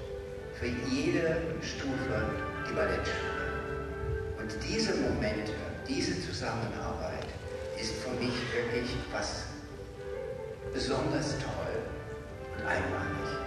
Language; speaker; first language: German; non-native, fluent; English